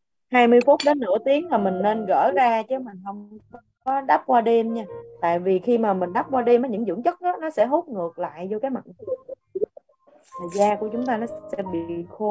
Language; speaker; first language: Vietnamese; native; Vietnamese